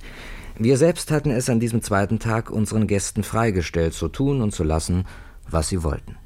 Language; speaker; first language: German; native; German